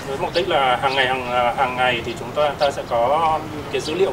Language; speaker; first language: French; non-native, learner; Vietnamese